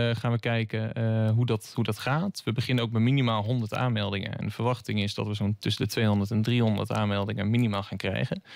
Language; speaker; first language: Dutch; native; Dutch